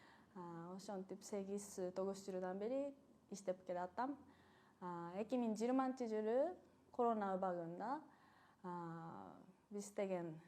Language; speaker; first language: Kyrgyz; non-native, fluent; Japanese